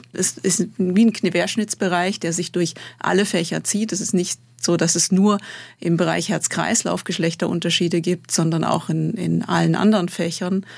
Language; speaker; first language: German; native; German